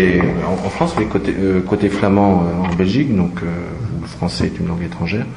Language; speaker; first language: French; native; French